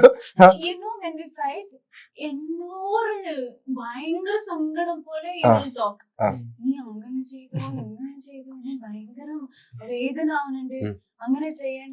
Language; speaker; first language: Malayalam; non-native, learner; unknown